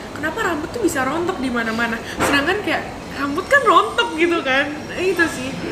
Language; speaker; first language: Indonesian; native; Indonesian